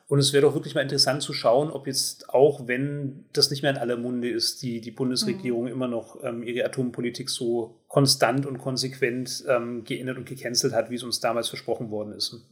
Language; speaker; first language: German; native; German